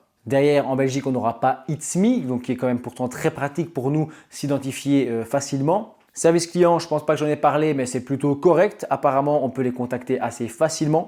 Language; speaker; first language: French; native; French